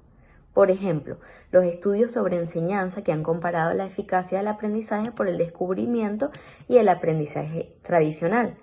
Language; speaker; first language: Spanish; native; Spanish